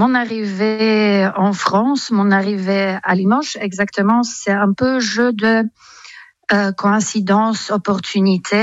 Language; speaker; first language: French; non-native, fluent; Polish